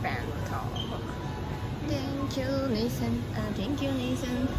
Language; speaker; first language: English; non-native, learner; Japanese